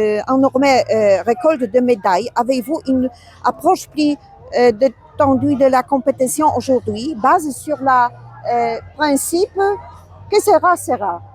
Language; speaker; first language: French; non-native, learner; Polish